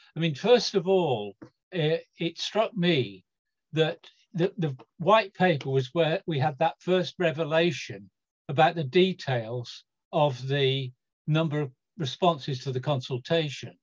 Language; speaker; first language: English; native; English